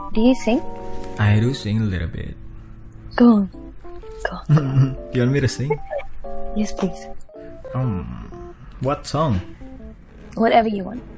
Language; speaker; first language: English; non-native, fluent; Indonesian